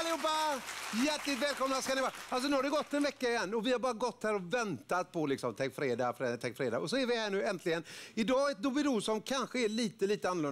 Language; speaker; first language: Swedish; native; Swedish